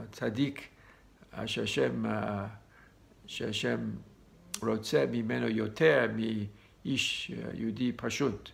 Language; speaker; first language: Hebrew; non-native, fluent; English